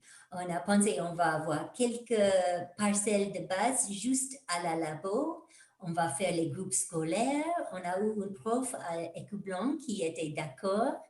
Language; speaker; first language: French; non-native, fluent; English